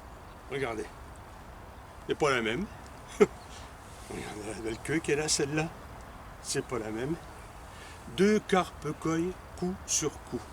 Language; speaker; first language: French; native; French